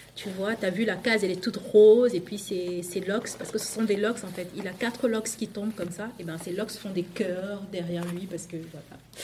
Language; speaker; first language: French; non-native, local second language; Duala